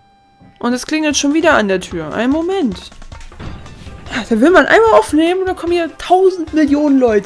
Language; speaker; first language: German; native; German